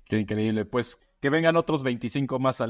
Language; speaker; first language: Spanish; native; Spanish